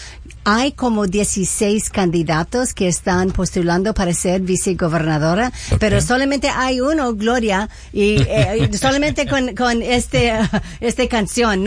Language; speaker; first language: Spanish; early bilingual, heritage; Spanish